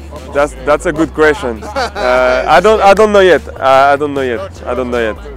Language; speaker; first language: English; non-native, fluent; French